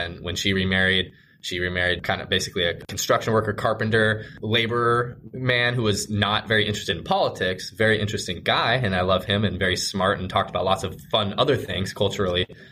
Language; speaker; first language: English; native; English